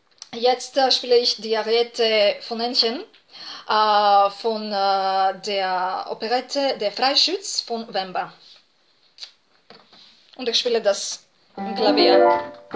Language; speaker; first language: German; non-native, learner; Greek